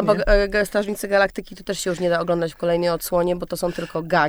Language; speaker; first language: Polish; native; Polish